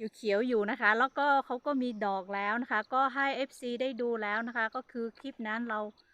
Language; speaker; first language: Thai; non-native, local second language; Hmong